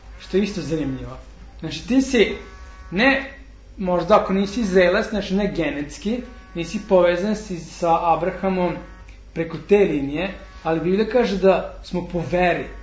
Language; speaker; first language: Serbian; non-native, fluent; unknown